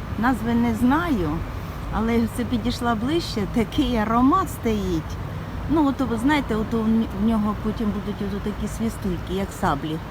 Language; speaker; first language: Ukrainian; native; Ukrainian